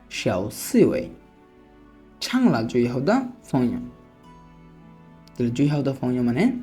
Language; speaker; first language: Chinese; non-native, fluent; Bangla